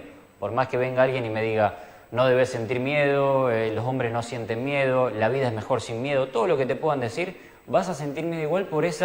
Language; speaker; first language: Spanish; native; Spanish